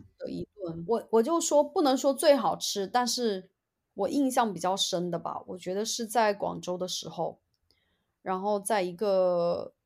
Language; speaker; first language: Chinese; native; Chinese